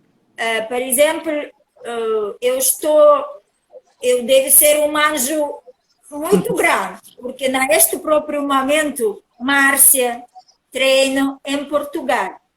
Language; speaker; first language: Portuguese; non-native, learner; Russian